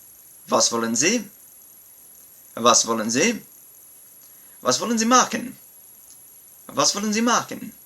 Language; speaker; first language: German; non-native, learner; English